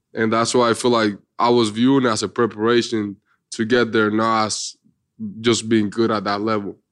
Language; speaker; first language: English; early bilingual, other home language; Spanish